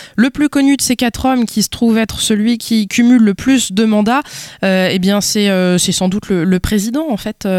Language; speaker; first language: French; native; French